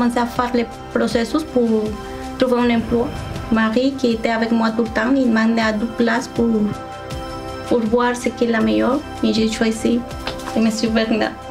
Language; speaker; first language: French; non-native, learner; Spanish